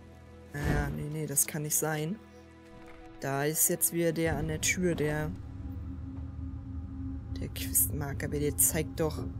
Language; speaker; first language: German; native; German